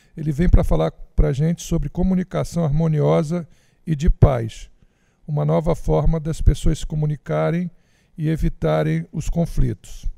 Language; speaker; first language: Portuguese; native; Portuguese